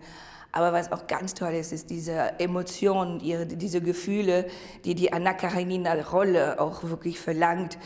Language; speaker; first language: German; non-native, fluent; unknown